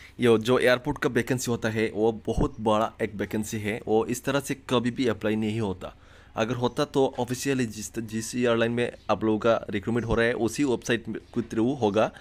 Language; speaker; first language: Hindi; non-native, local second language; Bangla